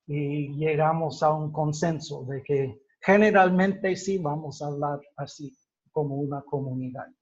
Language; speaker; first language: Spanish; non-native, fluent; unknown